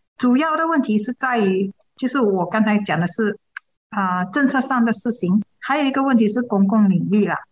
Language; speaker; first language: Chinese; native; Chinese